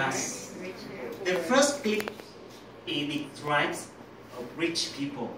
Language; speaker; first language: English; non-native, learner; Vietnamese